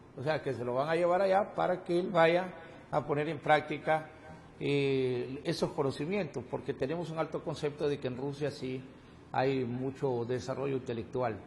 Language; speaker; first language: Spanish; native; Spanish